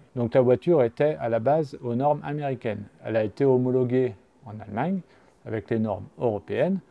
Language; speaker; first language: French; native; French